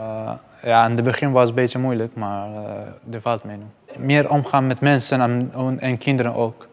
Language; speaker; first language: Dutch; non-native, learner; Persian